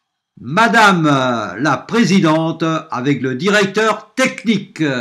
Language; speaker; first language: French; native; French